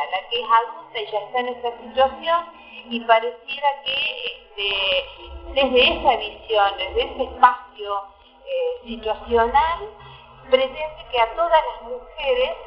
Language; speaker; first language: Spanish; native; Spanish